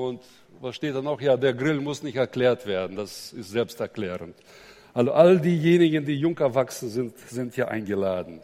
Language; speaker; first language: German; native; German